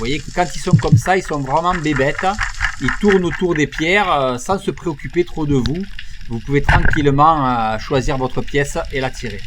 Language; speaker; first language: French; native; French